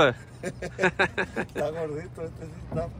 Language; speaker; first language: Spanish; native; Spanish